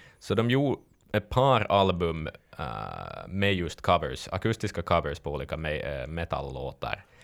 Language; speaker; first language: Swedish; native; Swedish